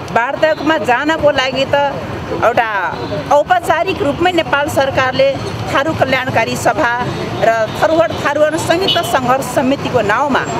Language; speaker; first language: Nepali; non-native, local second language; Dangaura Tharu